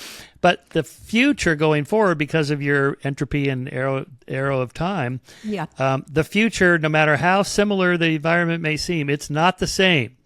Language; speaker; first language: English; native; English